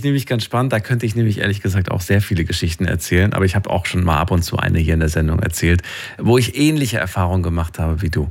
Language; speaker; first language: German; native; German